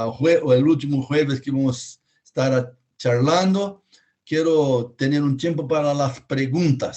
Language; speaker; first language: Spanish; non-native, fluent; Portuguese